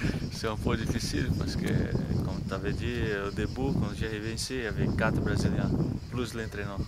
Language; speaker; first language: French; non-native, fluent; Portuguese